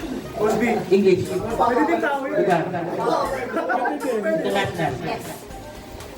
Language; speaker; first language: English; non-native, local second language; Filipino